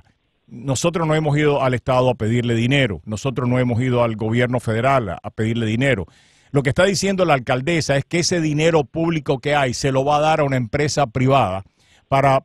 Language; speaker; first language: Spanish; native; Spanish